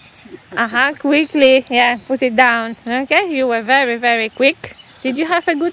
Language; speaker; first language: English; non-native, fluent; Polish